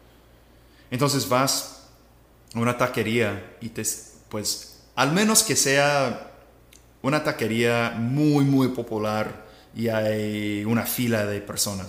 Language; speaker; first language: Spanish; non-native, fluent; English